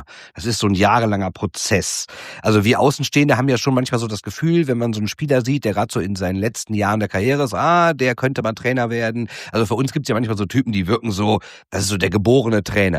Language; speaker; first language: German; native; German